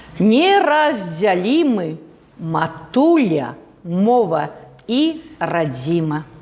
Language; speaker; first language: Belarusian; native; Belarusian